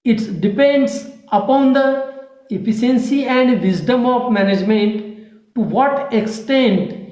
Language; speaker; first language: English; non-native, local second language; Marathi